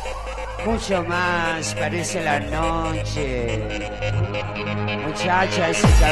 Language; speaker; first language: Spanish; non-native, learner; Italian